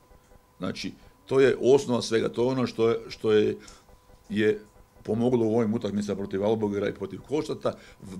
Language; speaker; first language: Croatian; native; Croatian